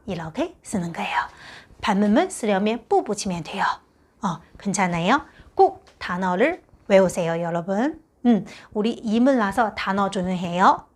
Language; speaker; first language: Korean; non-native, fluent; Chinese